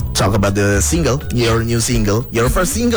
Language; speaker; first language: English; non-native, fluent; Indonesian